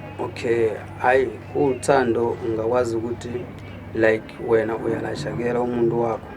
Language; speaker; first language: Zulu; native; Zulu